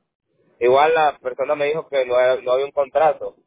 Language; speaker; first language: Spanish; native; Spanish